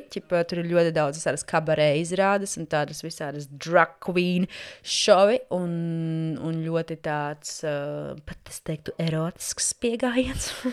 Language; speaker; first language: Latvian; native; Latvian